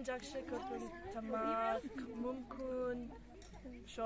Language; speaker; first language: Kyrgyz; non-native, learner; English